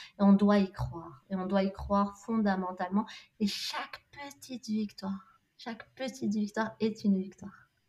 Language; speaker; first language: French; non-native, local second language; Arabic